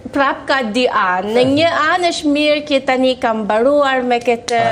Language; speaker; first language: Albanian; early bilingual, heritage; Albanian